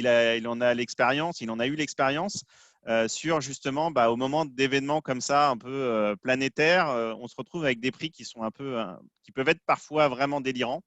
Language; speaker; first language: French; native; French